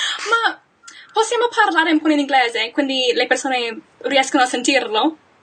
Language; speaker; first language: Italian; non-native, fluent; English